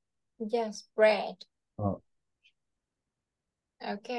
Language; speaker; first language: English; non-native, fluent; Vietnamese